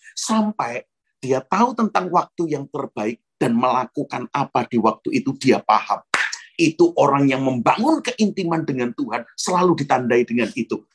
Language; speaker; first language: Indonesian; native; Indonesian